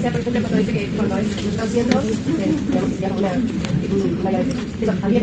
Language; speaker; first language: Spanish; native; Spanish